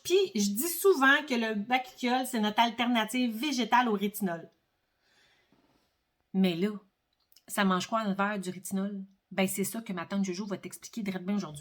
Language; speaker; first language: French; native; French